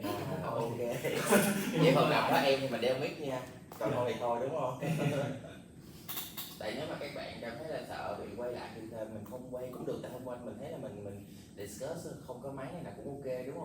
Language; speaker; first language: Vietnamese; native; Vietnamese